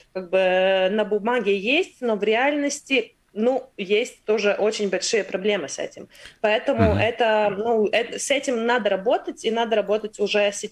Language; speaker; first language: Russian; non-native, local second language; Latvian